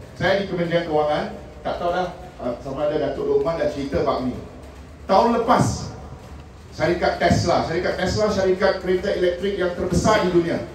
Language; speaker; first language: Malay; non-native, local second language; Min Nan Chinese